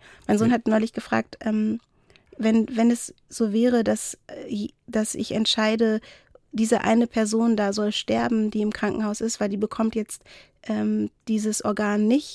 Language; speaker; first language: German; native; German